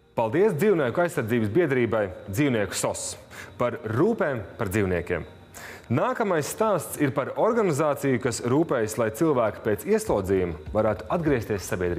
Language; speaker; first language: Latvian; native; Latvian